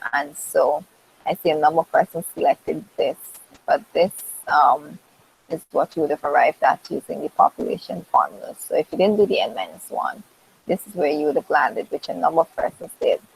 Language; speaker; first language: English; native; English